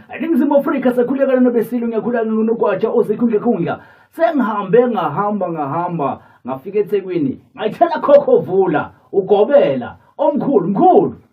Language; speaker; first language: Zulu; native; Zulu